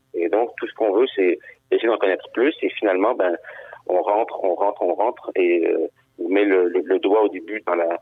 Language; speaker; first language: French; native; French